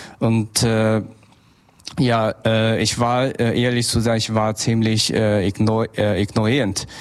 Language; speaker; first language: German; non-native, learner; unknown